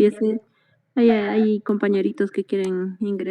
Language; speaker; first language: Spanish; native; Spanish